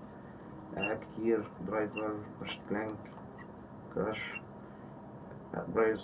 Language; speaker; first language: Arabic; native; Arabic